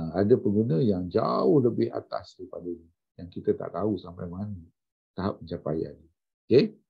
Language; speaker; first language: Malay; native; Malay